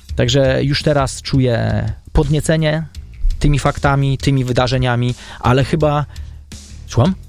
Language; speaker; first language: Polish; native; Polish